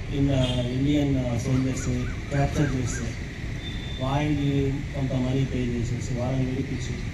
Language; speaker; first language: Telugu; native; Telugu